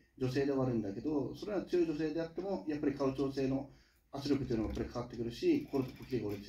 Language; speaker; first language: Japanese; native; Japanese